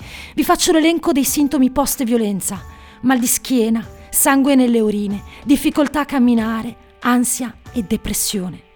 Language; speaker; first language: Italian; native; Italian